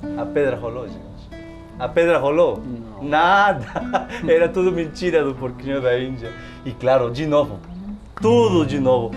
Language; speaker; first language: Portuguese; non-native, fluent; Spanish